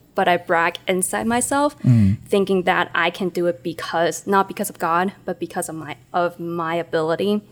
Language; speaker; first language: English; non-native, local second language; Cantonese